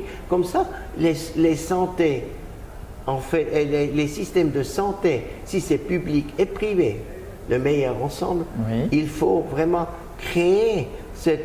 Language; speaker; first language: French; non-native, fluent; German